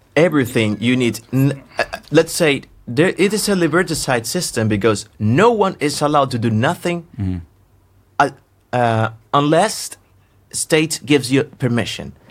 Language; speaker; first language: English; non-native, fluent; Spanish